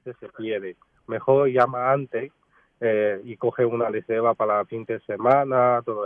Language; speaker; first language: Spanish; non-native, learner; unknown